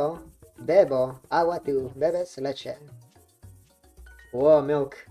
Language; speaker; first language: Spanish; non-native, learner; English